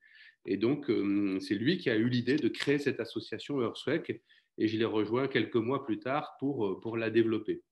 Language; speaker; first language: French; native; French